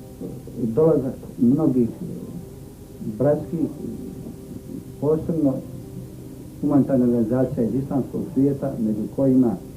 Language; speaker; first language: Bosnian; native; Bosnian